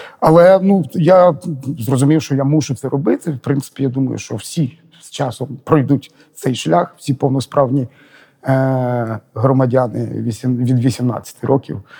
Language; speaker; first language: Ukrainian; native; Ukrainian